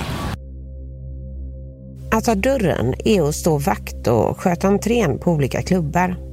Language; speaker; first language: Swedish; native; Swedish